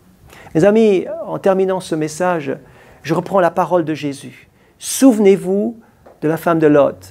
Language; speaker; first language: French; native; French